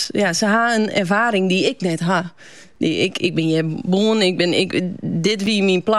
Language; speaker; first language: Dutch; non-native, local second language; Western Frisian